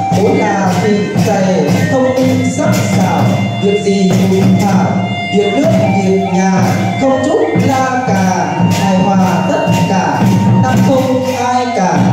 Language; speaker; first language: Vietnamese; non-native, local second language; Iu Mien